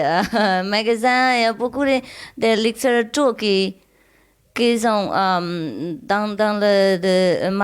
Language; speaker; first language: French; non-native, learner; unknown